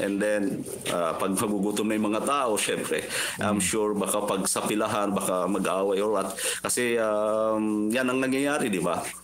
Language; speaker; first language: Filipino; non-native, local second language; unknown